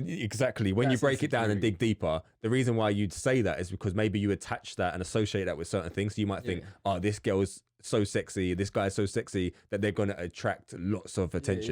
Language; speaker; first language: English; native; English